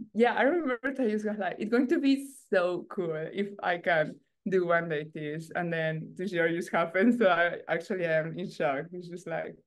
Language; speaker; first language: English; non-native, learner; Spanish